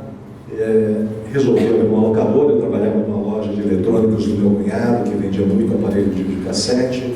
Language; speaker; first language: Portuguese; native; Portuguese